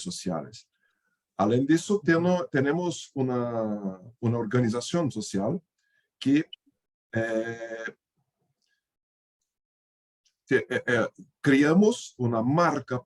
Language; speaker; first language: Spanish; non-native, fluent; Portuguese